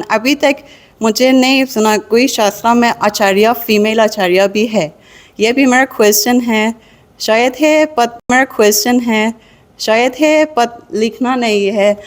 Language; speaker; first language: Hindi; non-native, learner; Persian